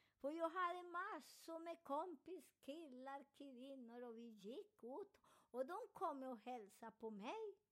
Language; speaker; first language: Swedish; non-native, learner; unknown